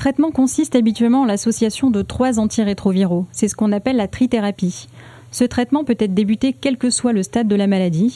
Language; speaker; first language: French; native; French